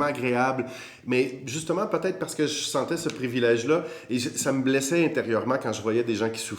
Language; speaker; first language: French; native; French